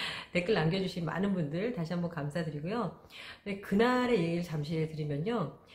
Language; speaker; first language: Korean; native; Korean